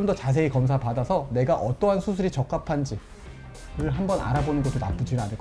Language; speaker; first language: Korean; native; Korean